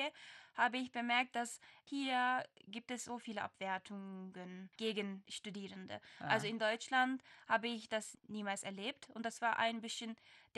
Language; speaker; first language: German; non-native, learner; Turkish